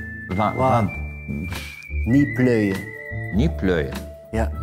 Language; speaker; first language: Dutch; non-native, learner; Arabic